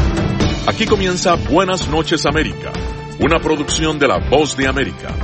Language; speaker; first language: Spanish; native; Spanish